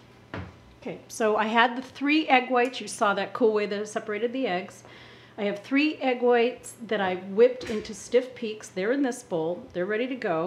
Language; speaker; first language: English; native; English